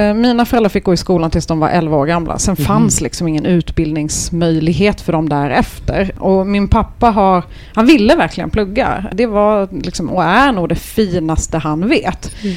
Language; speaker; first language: Swedish; early bilingual, other home language; Turkish